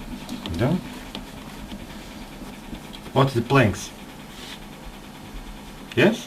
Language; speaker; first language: English; non-native, learner; Russian